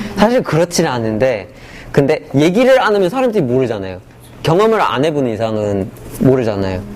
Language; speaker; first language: Korean; non-native, fluent; English